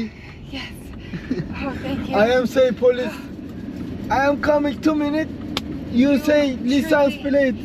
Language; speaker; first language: English; non-native, learner; Turkish